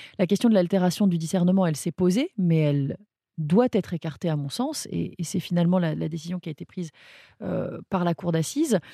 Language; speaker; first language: French; native; French